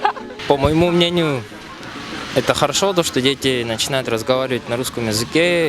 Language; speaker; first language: Russian; non-native, local second language; Tuvinian